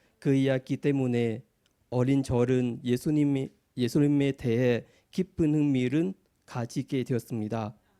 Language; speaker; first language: Korean; non-native, fluent; Thai